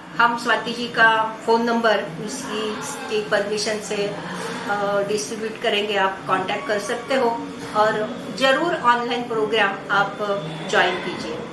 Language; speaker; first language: Hindi; non-native, local second language; Marathi